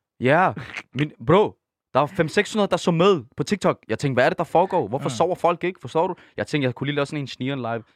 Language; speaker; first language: Danish; early bilingual, other home language; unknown